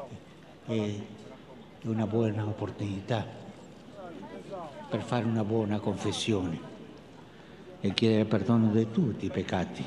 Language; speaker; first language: Italian; early bilingual, heritage; Spanish